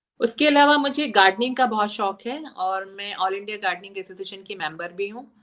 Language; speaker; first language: Hindi; native; Hindi